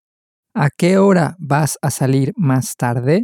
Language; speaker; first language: Spanish; non-native, learner; English